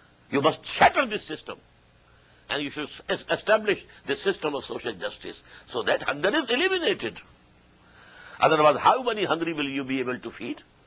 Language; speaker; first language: English; non-native, local second language; Urdu